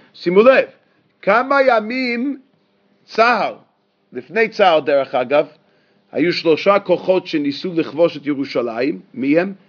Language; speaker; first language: Hebrew; non-native, fluent; English